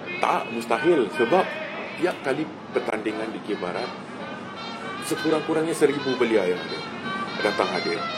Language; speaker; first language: Malay; native; Malay